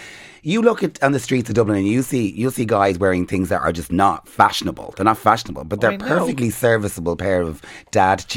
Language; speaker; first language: English; native; English